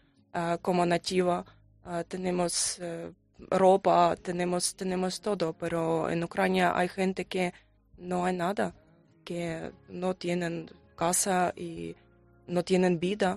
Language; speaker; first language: Spanish; non-native, learner; Ukrainian